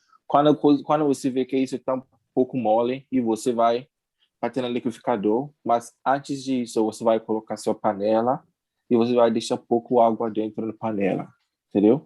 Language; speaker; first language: Portuguese; non-native, learner; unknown